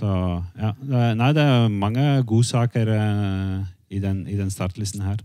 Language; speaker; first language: Norwegian; non-native, fluent; Dutch